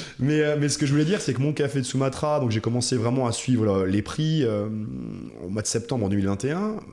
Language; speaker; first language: French; native; French